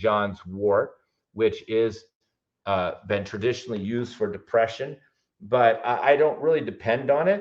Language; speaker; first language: English; native; English